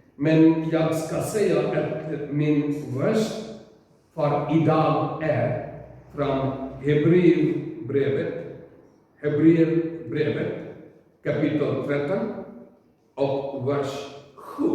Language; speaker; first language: Swedish; non-native, learner; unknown